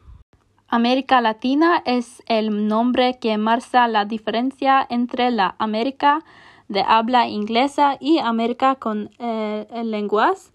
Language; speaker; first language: Spanish; non-native, fluent; Norwegian